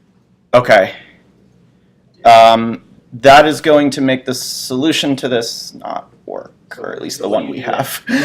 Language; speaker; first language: English; native; English